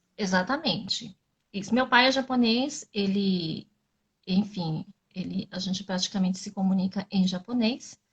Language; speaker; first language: Portuguese; native; Portuguese